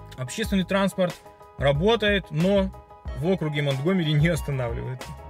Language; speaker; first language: Russian; native; Russian